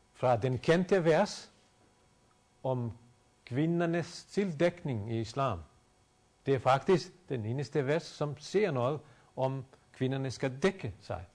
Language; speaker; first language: Danish; non-native, fluent; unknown